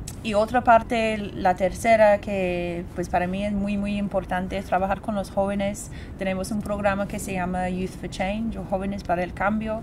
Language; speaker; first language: Spanish; non-native, fluent; English